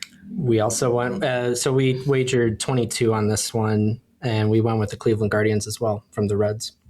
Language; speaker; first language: English; native; English